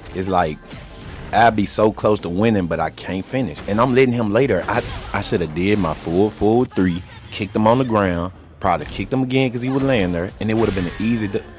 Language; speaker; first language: English; native; English